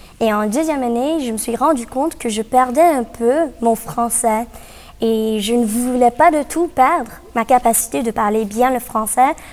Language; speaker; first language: French; non-native, local second language; English